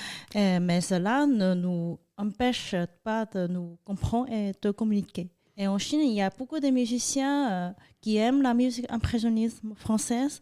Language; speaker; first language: French; non-native, fluent; Chinese